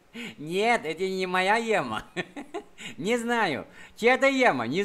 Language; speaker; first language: Russian; non-native, fluent; Vietnamese